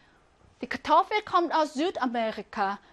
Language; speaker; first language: German; non-native, fluent; Korean